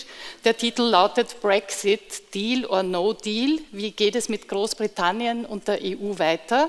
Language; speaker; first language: German; native; German